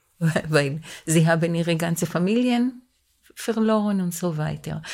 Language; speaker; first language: German; non-native, fluent; Hebrew